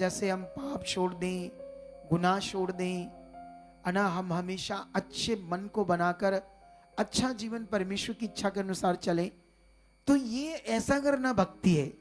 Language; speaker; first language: Hindi; non-native, local second language; Punjabi